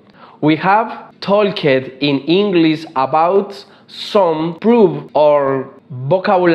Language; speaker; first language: English; non-native, learner; Spanish